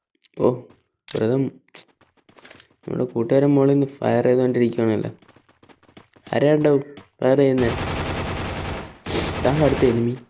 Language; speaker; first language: Malayalam; native; Malayalam